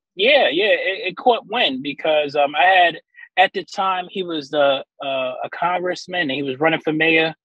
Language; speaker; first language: English; native; English